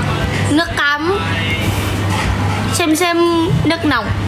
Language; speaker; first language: Vietnamese; non-native, learner; Javanese